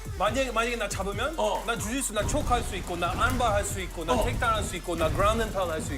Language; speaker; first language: Korean; non-native, learner; French